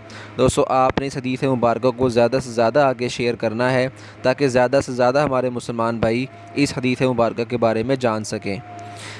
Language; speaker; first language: Urdu; native; Urdu